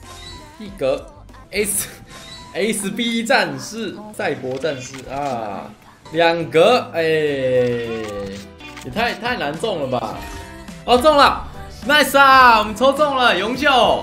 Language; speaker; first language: Chinese; native; Chinese